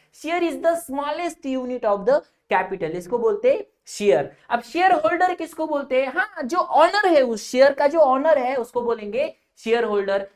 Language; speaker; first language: Hindi; non-native, local second language; Marathi